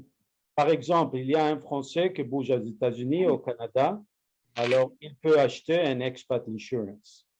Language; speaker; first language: French; non-native, learner; Spanish